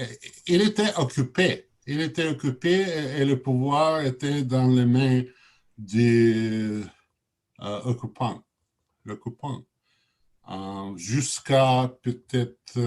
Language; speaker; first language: French; non-native, learner; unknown